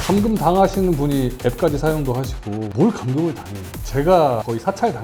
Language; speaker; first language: Korean; native; Korean